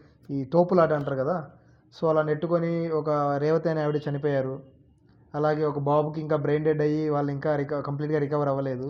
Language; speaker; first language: Telugu; native; Telugu